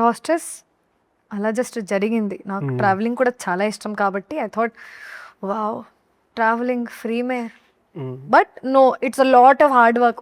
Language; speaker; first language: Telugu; non-native, learner; Hindi